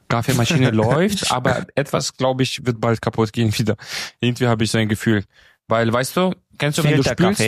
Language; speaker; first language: German; native; German